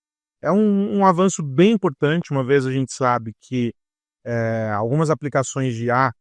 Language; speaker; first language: Portuguese; native; Portuguese